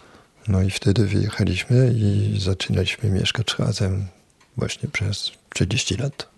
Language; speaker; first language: Polish; non-native, fluent; French